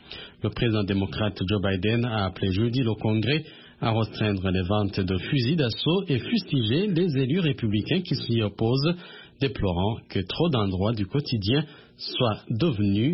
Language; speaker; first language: French; non-native, local second language; Rundi